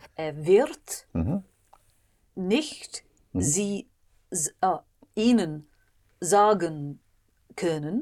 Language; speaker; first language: German; non-native, learner; English